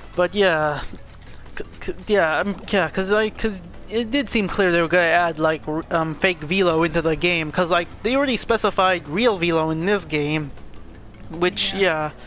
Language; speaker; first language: English; native; English